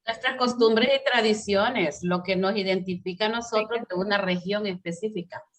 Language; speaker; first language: Spanish; native; Spanish